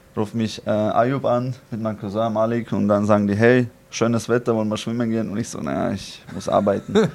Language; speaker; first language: German; early bilingual, other home language; Chechen